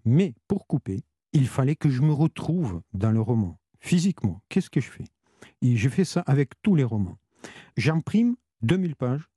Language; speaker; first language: French; non-native, fluent; Russian